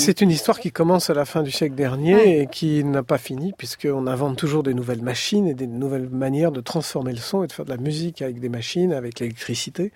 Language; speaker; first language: French; native; French